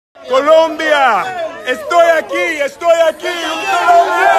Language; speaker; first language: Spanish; non-native, learner; English